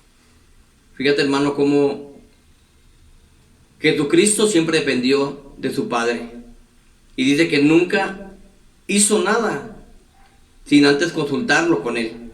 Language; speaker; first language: Spanish; native; Spanish